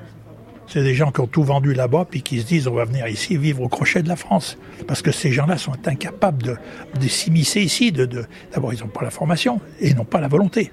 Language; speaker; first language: French; native; French